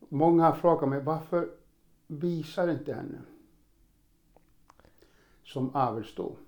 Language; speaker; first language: Swedish; non-native, fluent; Icelandic